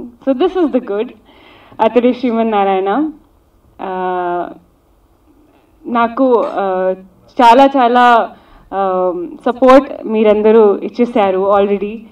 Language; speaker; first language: Telugu; non-native, local second language; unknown